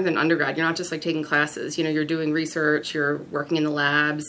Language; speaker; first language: English; native; English